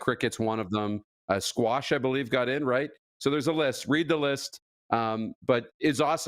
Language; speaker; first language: English; native; English